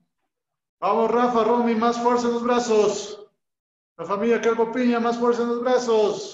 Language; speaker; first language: Spanish; native; Spanish